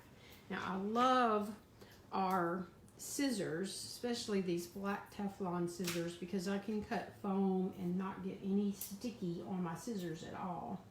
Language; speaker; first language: English; native; English